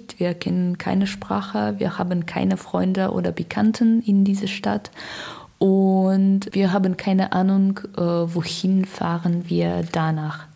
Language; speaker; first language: German; non-native, learner; Russian